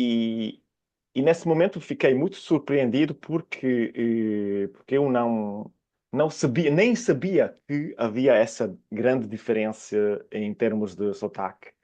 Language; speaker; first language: Portuguese; non-native, fluent; Italian